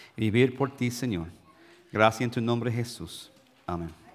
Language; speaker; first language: Spanish; non-native, learner; English